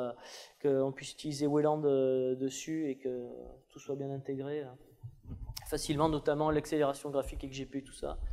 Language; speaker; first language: French; native; French